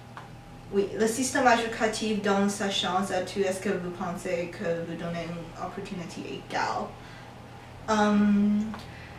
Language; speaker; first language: French; non-native, learner; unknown